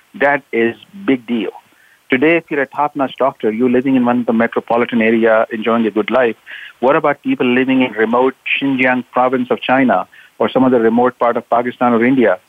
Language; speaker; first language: English; non-native, local second language; Urdu